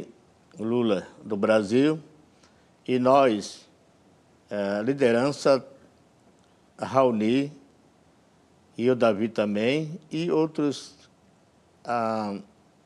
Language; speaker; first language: Portuguese; non-native, local second language; Yanomámi